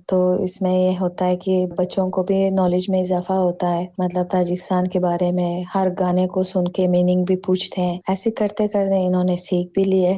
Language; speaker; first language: Urdu; non-native, fluent; Tajik